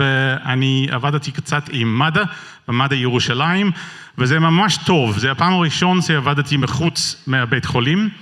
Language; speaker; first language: Hebrew; non-native, learner; English